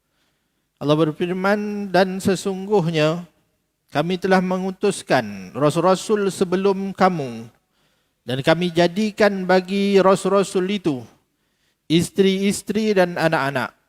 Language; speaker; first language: Malay; native; Malay